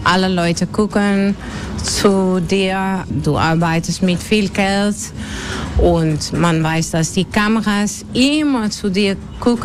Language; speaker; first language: German; non-native, learner; Dutch